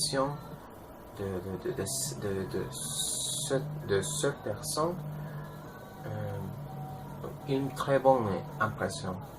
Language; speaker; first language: French; non-native, learner; Spanish